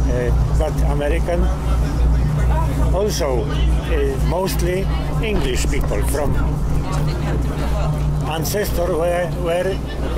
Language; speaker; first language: English; non-native, learner; Polish